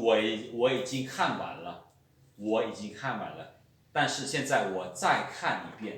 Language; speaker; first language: Chinese; non-native, fluent; Lao